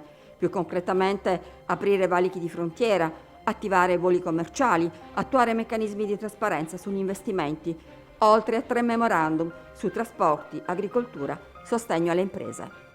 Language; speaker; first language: Italian; native; Italian